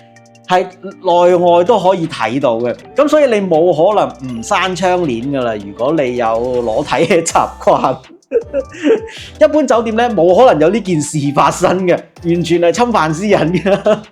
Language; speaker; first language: Cantonese; native; Cantonese